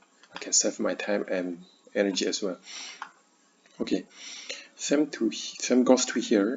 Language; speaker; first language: English; non-native, learner; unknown